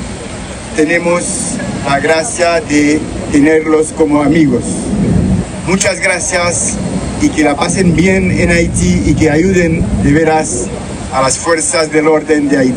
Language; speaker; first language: Spanish; non-native, fluent; French